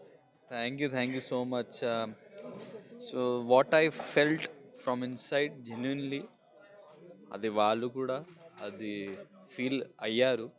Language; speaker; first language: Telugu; non-native, local second language; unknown